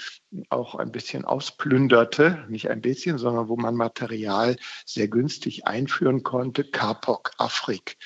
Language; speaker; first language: German; native; German